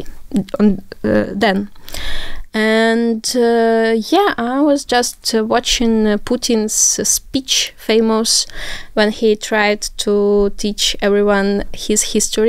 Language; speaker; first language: English; non-native, fluent; Ukrainian